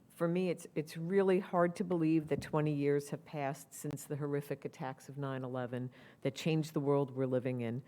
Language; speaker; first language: English; native; English